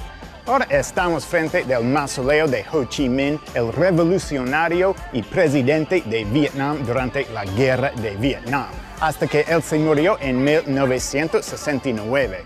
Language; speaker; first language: Spanish; non-native, fluent; English